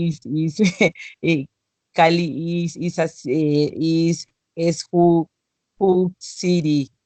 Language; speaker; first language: English; non-native, learner; Spanish